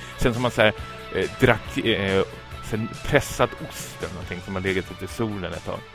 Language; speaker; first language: Swedish; native; Swedish